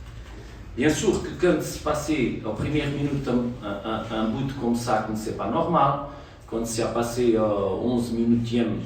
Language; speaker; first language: French; non-native, fluent; Portuguese